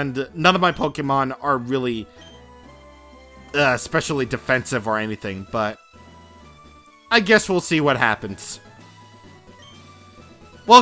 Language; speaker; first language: English; native; English